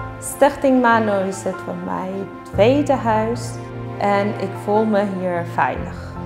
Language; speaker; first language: Dutch; non-native, learner; Persian